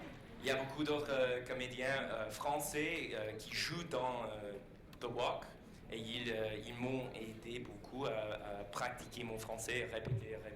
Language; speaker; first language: French; non-native, learner; English